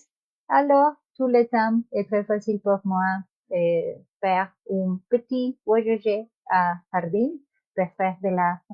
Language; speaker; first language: French; non-native, learner; Spanish